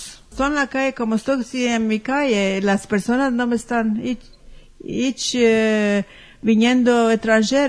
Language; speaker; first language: Spanish; early bilingual, heritage; Ladino